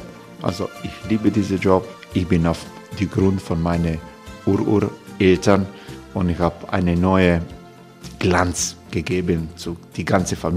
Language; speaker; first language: German; non-native, learner; Croatian